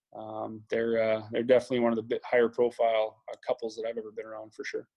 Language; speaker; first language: English; native; English